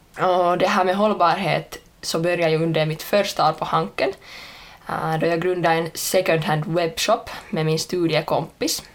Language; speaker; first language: Swedish; native; Swedish